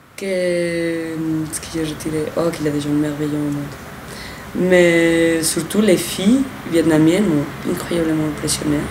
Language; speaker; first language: French; non-native, fluent; Spanish